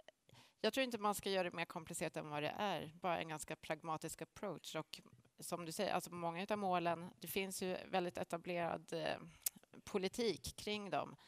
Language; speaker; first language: Swedish; native; Swedish